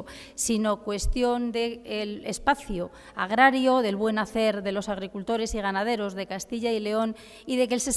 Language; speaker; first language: Spanish; native; Spanish